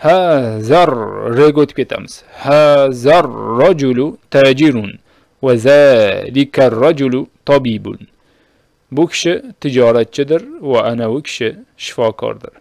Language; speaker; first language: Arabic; non-native, fluent; Uzbek